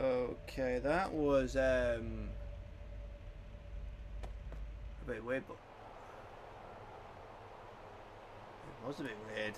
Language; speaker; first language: English; native; English